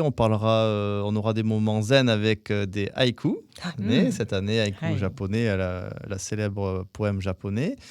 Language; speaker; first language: French; native; French